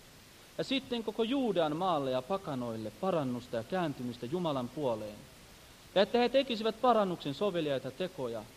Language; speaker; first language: Finnish; native; Finnish